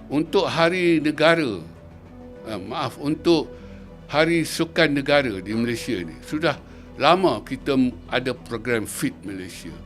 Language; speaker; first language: Malay; native; Malay